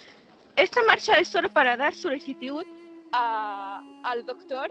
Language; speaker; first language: Spanish; non-native, fluent; Arabic